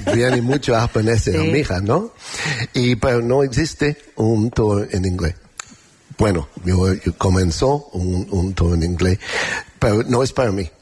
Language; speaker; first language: Spanish; non-native, learner; English